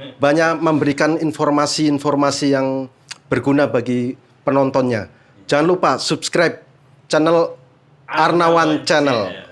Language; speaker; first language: Indonesian; native; Indonesian